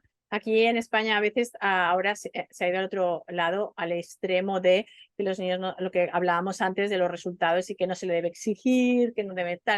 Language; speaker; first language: Spanish; native; Spanish